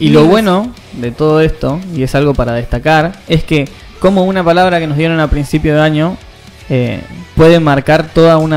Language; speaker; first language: Spanish; native; Spanish